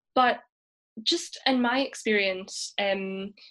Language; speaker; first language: English; native; English